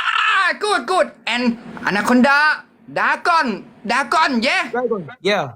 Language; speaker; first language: English; non-native, learner; Thai